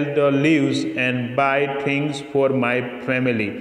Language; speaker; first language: English; non-native, local second language; Gujarati